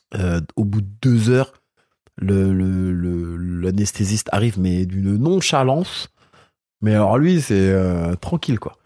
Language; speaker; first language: French; early bilingual, other home language; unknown